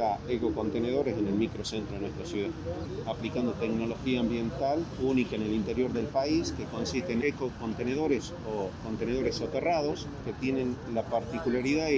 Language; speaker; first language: Spanish; native; Spanish